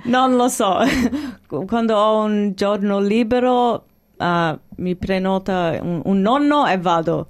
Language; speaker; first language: Italian; early bilingual, heritage; English